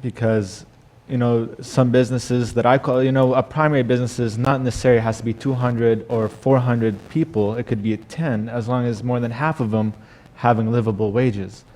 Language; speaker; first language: English; non-native, fluent; Arabic